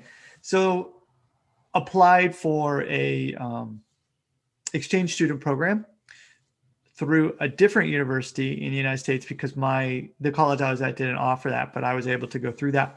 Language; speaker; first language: English; native; English